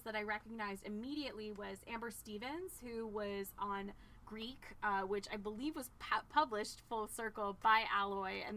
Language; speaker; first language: English; native; English